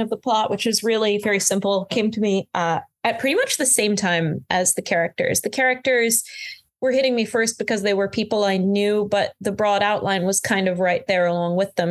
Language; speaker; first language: English; native; English